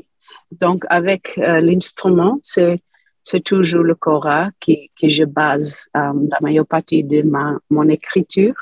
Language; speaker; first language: French; non-native, fluent; English